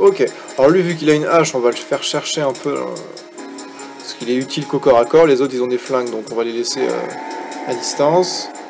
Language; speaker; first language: French; native; French